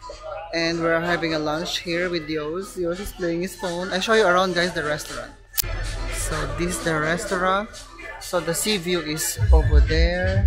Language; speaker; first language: English; non-native, local second language; Filipino